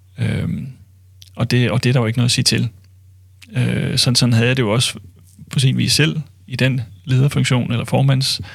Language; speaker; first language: Danish; native; Danish